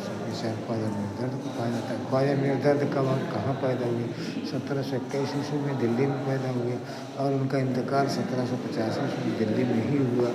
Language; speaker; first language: Urdu; native; Urdu